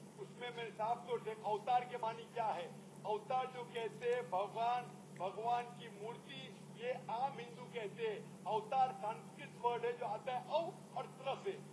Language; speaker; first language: Hindi; non-native, local second language; Konkani